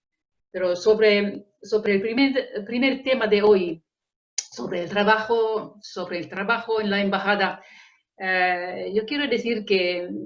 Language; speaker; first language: Spanish; non-native, fluent; Finnish